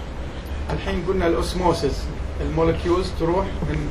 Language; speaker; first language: Arabic; native; Arabic